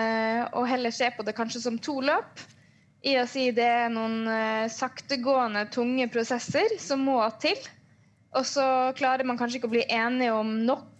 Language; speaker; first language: Norwegian; native; Norwegian